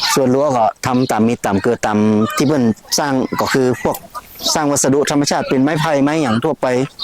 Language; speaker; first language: Thai; non-native, local second language; Lahu